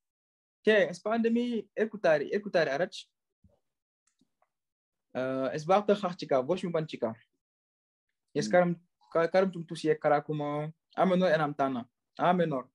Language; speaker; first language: Armenian; non-native, learner; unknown